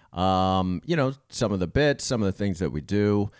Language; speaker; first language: English; native; English